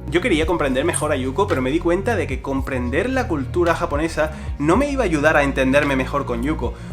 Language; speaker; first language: Spanish; native; Spanish